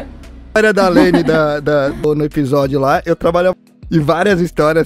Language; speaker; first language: Portuguese; native; Portuguese